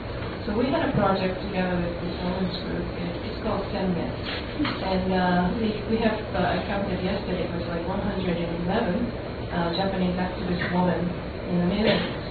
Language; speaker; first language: English; non-native, fluent; Japanese